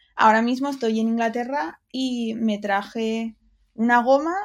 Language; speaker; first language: Spanish; early bilingual, other home language; English